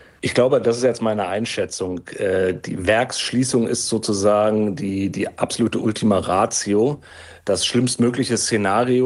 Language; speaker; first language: German; native; German